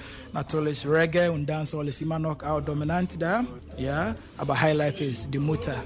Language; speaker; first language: German; non-native, fluent; Akan